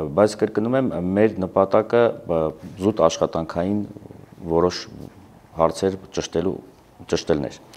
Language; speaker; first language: Armenian; native; Armenian